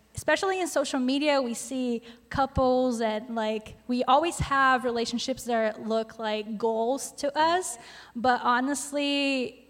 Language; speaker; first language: English; non-native, fluent; Portuguese